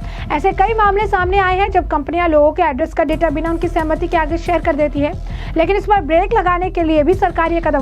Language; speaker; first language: Hindi; native; Hindi